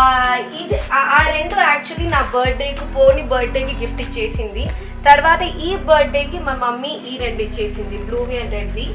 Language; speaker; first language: Telugu; non-native, learner; Malayalam